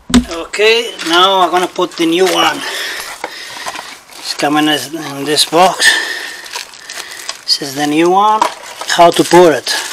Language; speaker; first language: English; non-native, learner; Portuguese